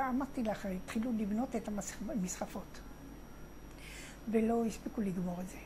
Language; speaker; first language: Hebrew; non-native, fluent; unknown